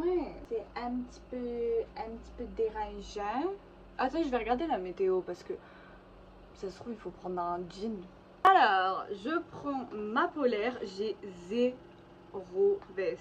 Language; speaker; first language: French; native; French